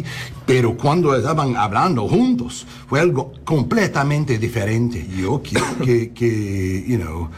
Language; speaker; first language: Spanish; early bilingual, heritage; English